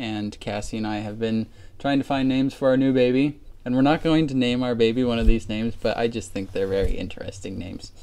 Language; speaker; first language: English; native; English